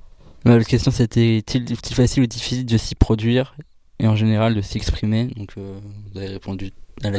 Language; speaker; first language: French; native; French